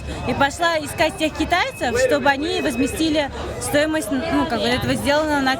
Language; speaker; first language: Russian; native; Russian